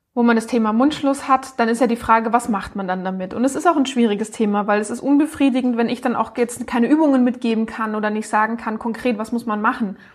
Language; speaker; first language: German; native; German